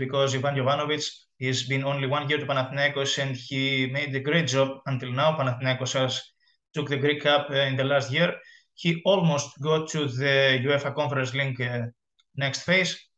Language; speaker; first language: English; non-native, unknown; Greek